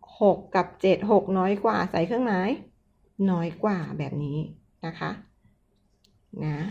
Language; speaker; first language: Thai; native; Thai